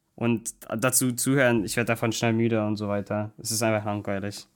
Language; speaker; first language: German; non-native, local second language; Russian